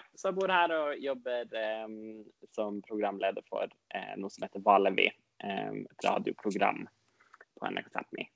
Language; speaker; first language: Norwegian; non-native, local second language; Northern Sami